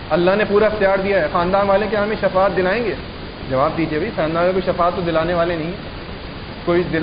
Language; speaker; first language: Urdu; native; Urdu